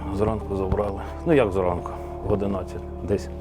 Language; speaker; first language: Ukrainian; native; Ukrainian